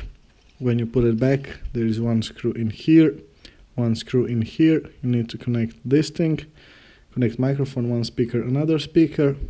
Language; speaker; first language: English; non-native, fluent; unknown